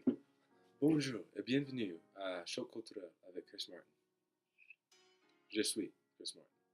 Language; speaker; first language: French; non-native, learner; English